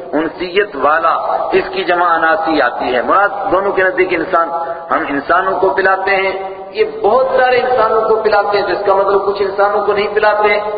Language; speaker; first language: Urdu; non-native, local second language; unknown